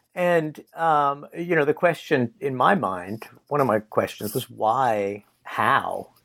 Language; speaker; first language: English; native; English